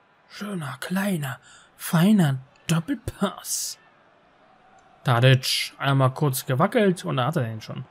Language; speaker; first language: German; native; German